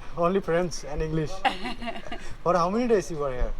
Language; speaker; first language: English; non-native, learner; Bangla